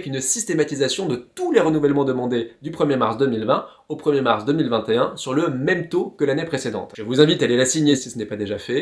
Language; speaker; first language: French; native; French